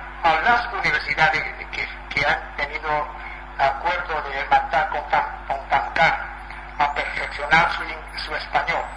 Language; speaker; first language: Spanish; non-native, fluent; Chinese